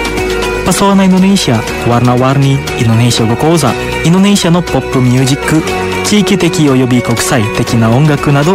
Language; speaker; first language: Japanese; non-native, fluent; Indonesian